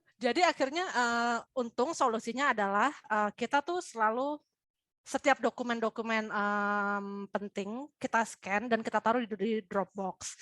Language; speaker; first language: Indonesian; native; Indonesian